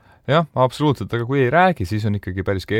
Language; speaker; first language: Estonian; native; Estonian